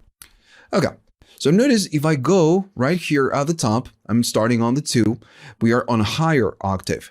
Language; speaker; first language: English; non-native, fluent; Spanish